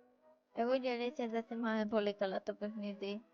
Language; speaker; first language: Greek; early bilingual, heritage; Greek